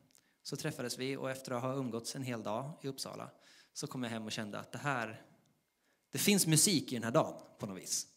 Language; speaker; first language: Swedish; native; Swedish